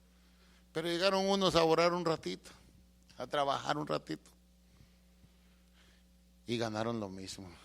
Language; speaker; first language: Spanish; native; Spanish